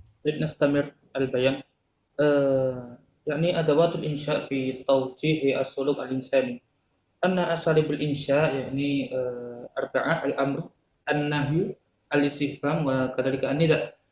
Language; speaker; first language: Arabic; non-native, learner; Indonesian